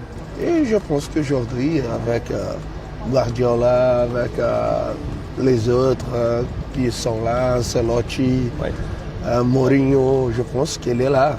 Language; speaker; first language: French; non-native, fluent; Portuguese